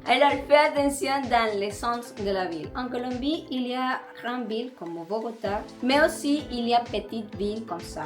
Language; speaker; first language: French; non-native, learner; Spanish